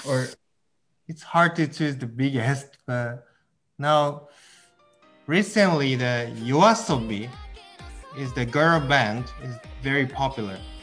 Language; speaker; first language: English; non-native, fluent; Japanese